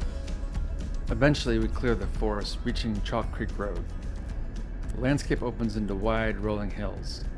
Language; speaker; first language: English; native; English